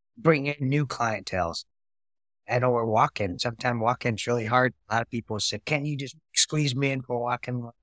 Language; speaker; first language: English; non-native, fluent; Vietnamese